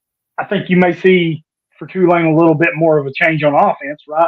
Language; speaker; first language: English; native; English